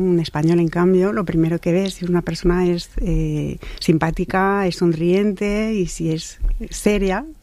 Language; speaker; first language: Spanish; non-native, fluent; French